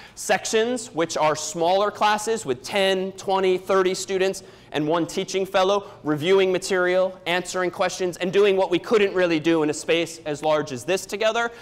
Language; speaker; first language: English; native; English